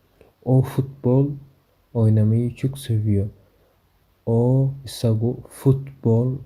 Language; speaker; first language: Turkish; non-native, fluent; Somali